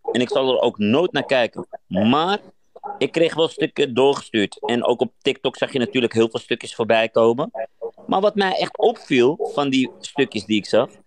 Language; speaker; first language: Dutch; early bilingual, other home language; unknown